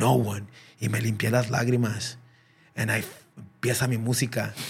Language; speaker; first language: Spanish; early bilingual, heritage; Spanish